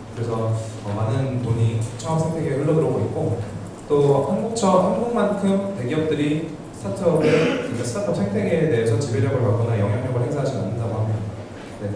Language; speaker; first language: Korean; native; Korean